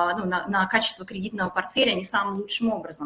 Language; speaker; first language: Russian; native; Russian